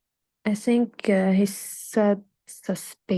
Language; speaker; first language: English; non-native, learner; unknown